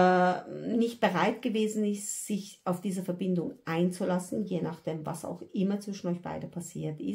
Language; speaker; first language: German; non-native, fluent; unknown